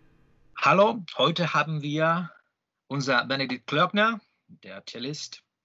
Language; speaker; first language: German; non-native, learner; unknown